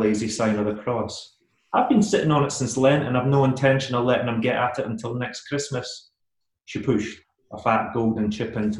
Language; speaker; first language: English; native; English